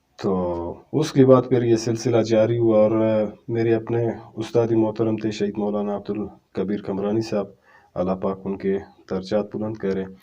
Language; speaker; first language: Urdu; non-native, local second language; Brahui